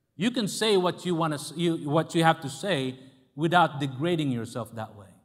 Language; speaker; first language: English; non-native, local second language; Filipino